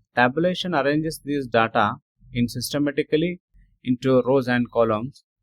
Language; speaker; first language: English; non-native, local second language; Kannada